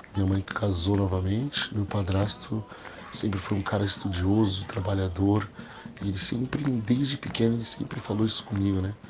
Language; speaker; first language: Portuguese; early bilingual, other home language; English